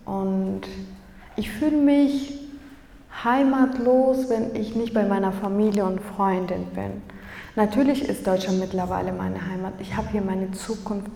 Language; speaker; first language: German; early bilingual, other home language; Kurdish